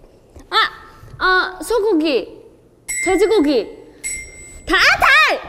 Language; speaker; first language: Korean; non-native, learner; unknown